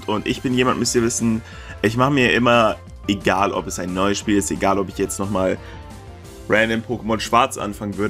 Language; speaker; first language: German; native; German